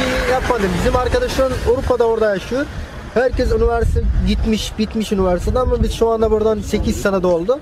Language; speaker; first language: Turkish; non-native, learner; Arabic